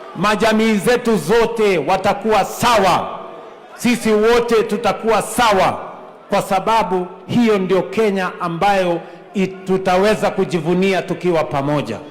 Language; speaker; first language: Swahili; non-native, local second language; Kalenjin